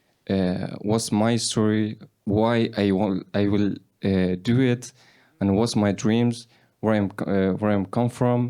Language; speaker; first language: English; non-native, learner; Persian